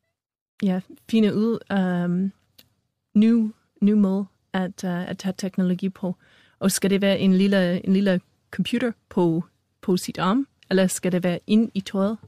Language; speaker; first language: Danish; non-native, fluent; English